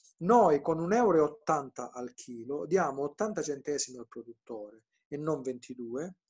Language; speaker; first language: Italian; native; Italian